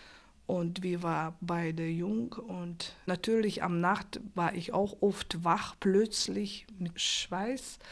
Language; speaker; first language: German; non-native, fluent; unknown